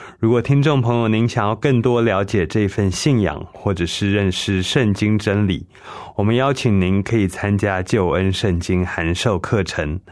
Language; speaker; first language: Chinese; native; Chinese